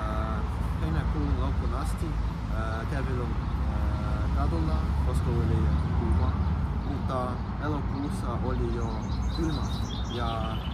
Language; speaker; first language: Finnish; non-native, learner; Russian